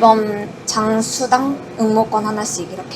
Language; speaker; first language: Korean; native; Korean